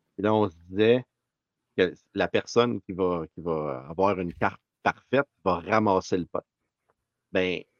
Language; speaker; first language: French; native; French